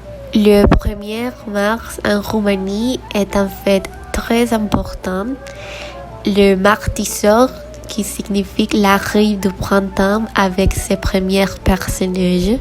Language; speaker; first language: French; non-native, learner; Spanish